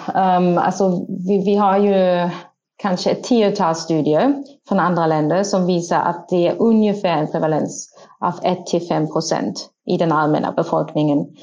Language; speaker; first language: Swedish; non-native, fluent; German